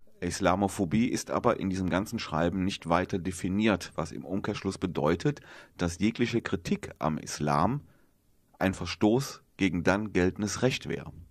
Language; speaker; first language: German; native; German